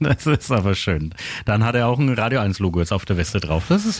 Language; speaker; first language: German; native; German